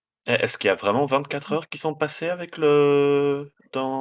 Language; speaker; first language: French; non-native, fluent; Dutch